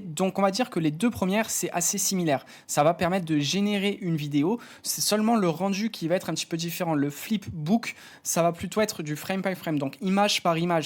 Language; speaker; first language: French; native; French